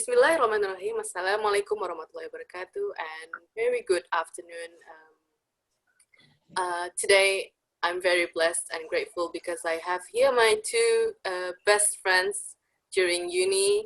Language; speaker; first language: English; non-native, fluent; Indonesian